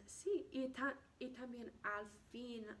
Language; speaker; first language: Spanish; non-native, learner; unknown